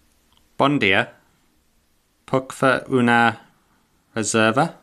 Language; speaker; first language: Catalan; non-native, learner; English